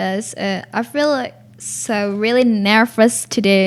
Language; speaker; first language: English; non-native, learner; Indonesian